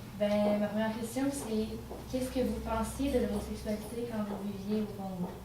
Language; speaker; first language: French; native; French